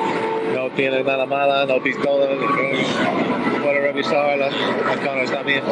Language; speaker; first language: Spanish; non-native, learner; English